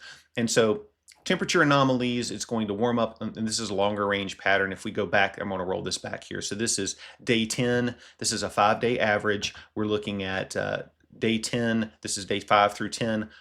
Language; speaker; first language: English; native; English